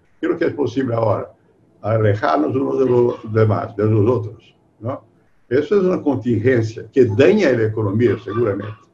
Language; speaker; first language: Spanish; non-native, fluent; Portuguese